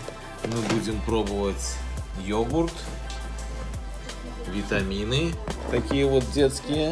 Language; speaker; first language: Russian; native; Russian